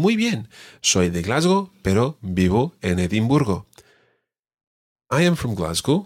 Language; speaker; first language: Spanish; non-native, fluent; English